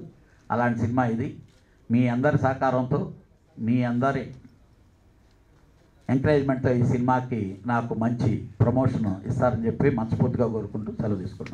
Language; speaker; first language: Telugu; native; Telugu